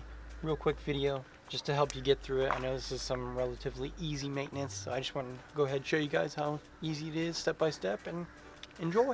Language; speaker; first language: English; native; English